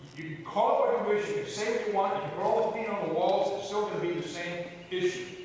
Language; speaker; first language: English; native; English